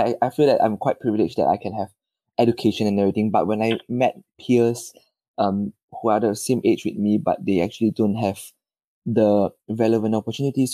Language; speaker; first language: English; non-native, local second language; Chinese